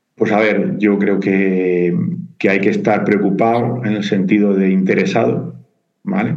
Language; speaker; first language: Spanish; native; Spanish